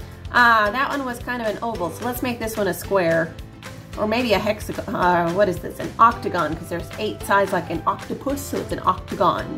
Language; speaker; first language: English; native; English